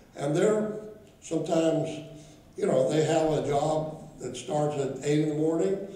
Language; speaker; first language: English; non-native, fluent; Spanish